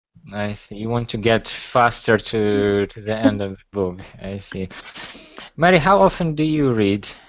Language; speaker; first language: English; non-native, fluent; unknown